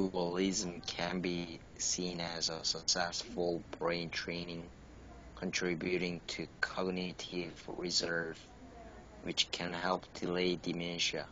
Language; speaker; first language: English; non-native, learner; Korean